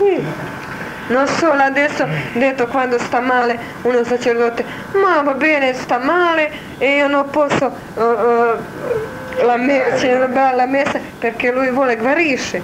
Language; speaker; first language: Italian; non-native, learner; Croatian